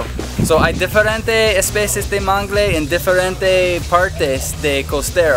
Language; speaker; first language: Spanish; early bilingual, heritage; English